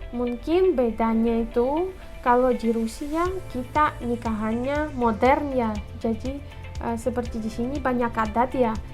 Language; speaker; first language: Indonesian; non-native, fluent; Russian